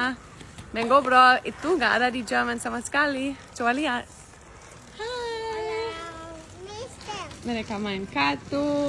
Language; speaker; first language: Indonesian; non-native, fluent; German